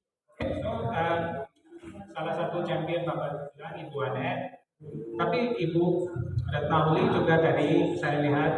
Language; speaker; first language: Indonesian; non-native, fluent; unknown